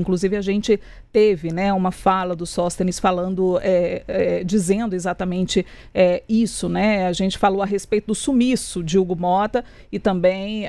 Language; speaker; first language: Portuguese; native; Portuguese